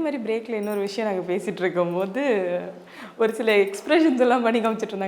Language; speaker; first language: Tamil; native; Tamil